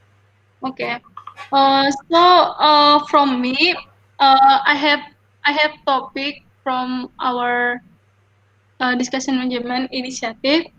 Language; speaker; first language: English; non-native, learner; Indonesian